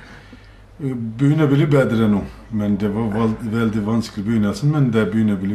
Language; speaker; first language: Norwegian; non-native, learner; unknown